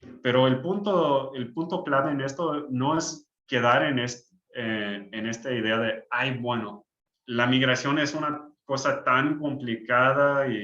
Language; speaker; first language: Spanish; early bilingual, heritage; English